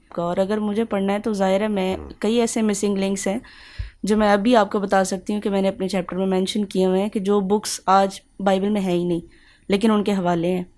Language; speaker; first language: Urdu; native; Urdu